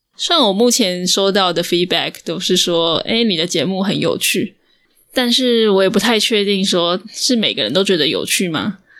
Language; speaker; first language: Chinese; native; Chinese